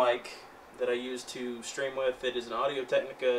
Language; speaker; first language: English; native; English